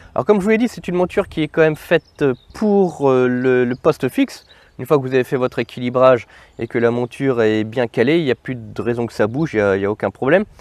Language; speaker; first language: French; native; French